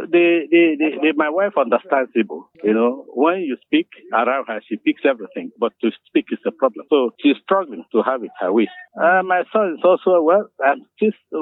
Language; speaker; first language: English; non-native, local second language; Igbo